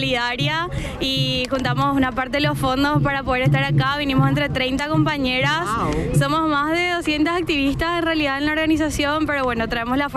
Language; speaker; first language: Spanish; native; Spanish